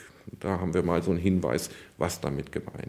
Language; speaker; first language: German; native; German